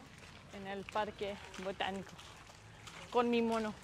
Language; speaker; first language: Spanish; non-native, learner; Danish